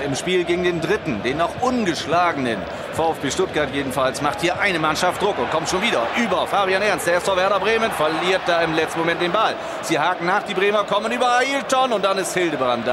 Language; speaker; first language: German; native; German